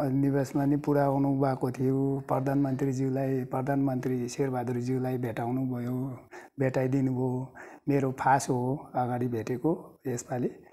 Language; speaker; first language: Nepali; non-native, local second language; Sherpa